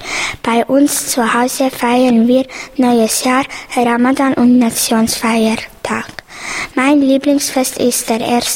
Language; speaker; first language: German; early bilingual, other home language; Bosnian